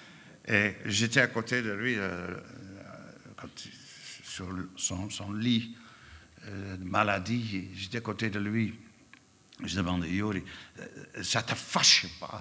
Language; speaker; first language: French; non-native, fluent; Dutch